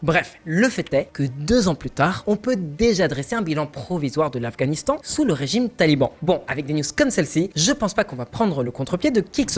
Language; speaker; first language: French; native; French